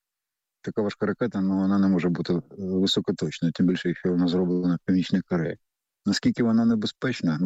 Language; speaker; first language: Ukrainian; native; Ukrainian